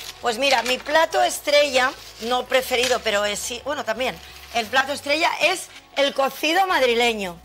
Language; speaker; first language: Spanish; native; Spanish